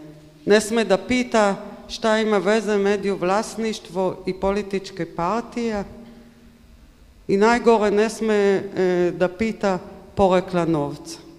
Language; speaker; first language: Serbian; non-native, learner; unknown